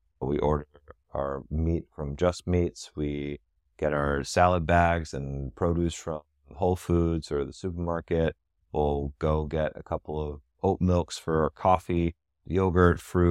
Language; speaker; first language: English; native; English